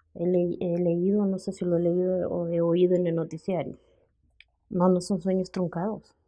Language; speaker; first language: Spanish; native; Spanish